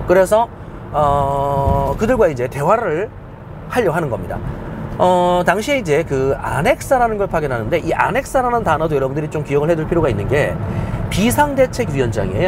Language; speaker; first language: Korean; native; Korean